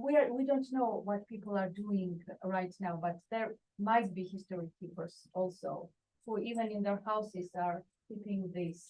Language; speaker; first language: English; non-native, fluent; Georgian